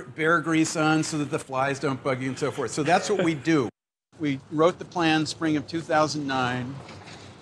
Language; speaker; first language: English; native; English